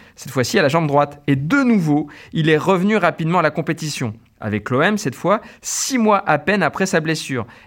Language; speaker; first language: French; native; French